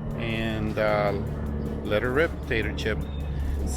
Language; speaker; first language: English; native; English